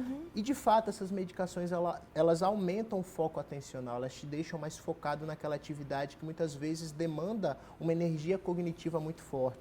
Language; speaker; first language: Portuguese; native; Portuguese